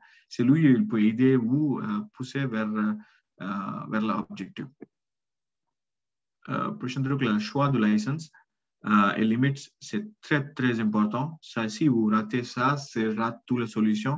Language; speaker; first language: French; non-native, learner; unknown